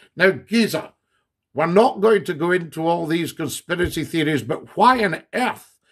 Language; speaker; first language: English; native; English